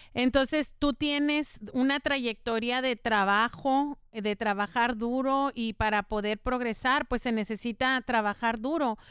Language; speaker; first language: Spanish; native; Spanish